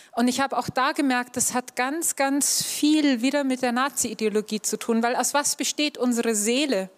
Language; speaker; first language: German; native; German